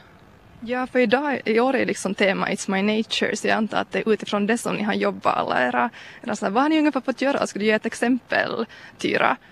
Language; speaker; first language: Swedish; native; Swedish